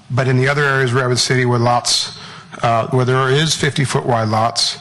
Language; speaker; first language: English; native; English